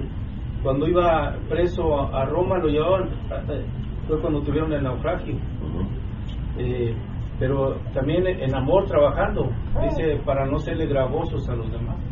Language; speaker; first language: Spanish; native; Spanish